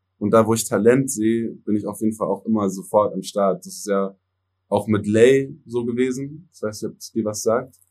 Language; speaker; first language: German; early bilingual, other home language; English